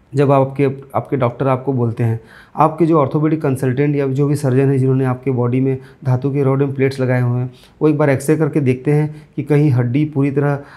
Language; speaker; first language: Hindi; native; Hindi